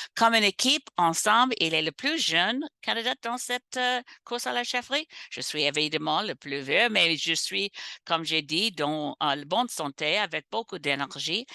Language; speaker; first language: French; non-native, local second language; English